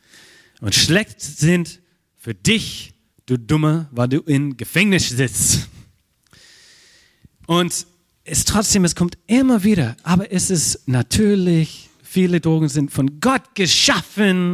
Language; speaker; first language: German; non-native, fluent; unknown